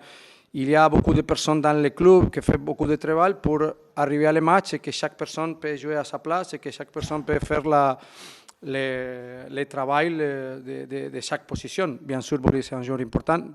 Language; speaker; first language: French; non-native, fluent; Spanish